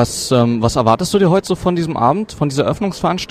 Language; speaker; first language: German; native; German